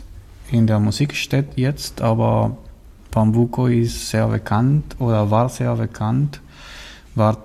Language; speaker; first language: German; non-native, learner; Spanish